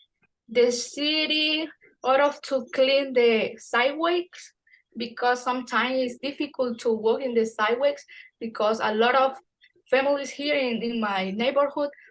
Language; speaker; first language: English; non-native, fluent; Spanish